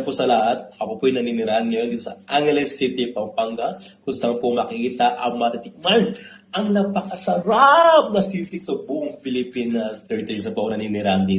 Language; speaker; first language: Filipino; non-native, local second language; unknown